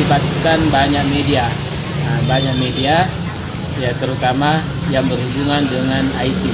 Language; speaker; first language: Indonesian; native; Indonesian